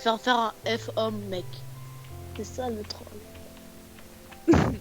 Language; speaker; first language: French; native; French